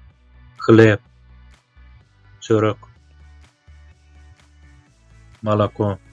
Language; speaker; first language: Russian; non-native, local second language; Turkmen